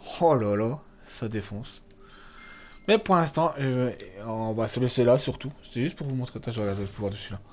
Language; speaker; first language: French; native; French